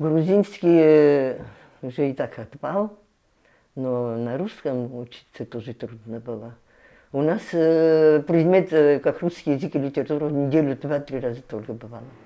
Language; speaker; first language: Russian; non-native, local second language; Abkhazian